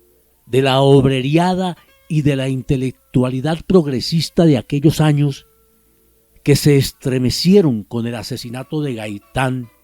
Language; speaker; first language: Spanish; native; Spanish